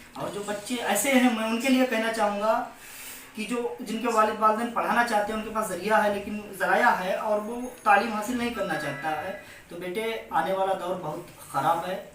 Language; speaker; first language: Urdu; native; Urdu